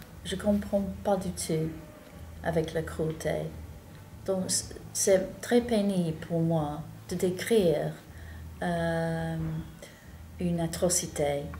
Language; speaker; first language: French; non-native, fluent; English